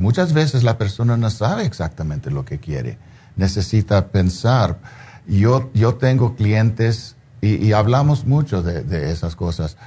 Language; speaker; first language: Spanish; non-native, fluent; English